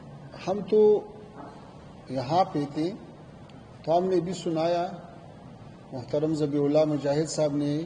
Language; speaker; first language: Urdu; non-native, fluent; Pashto